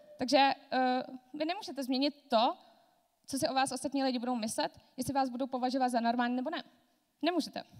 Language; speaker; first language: Czech; non-native, fluent; Georgian